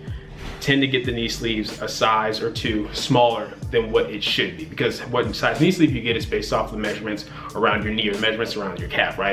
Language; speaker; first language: English; native; English